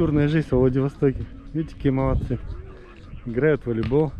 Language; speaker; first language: Russian; native; Russian